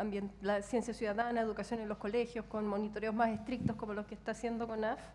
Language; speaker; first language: Spanish; native; Spanish